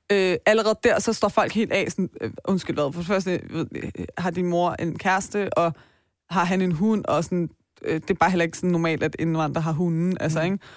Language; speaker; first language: Danish; early bilingual, other home language; Persian